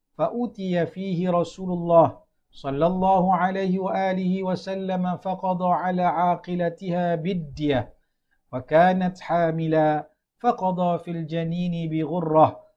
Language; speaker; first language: Arabic; non-native, fluent; Malay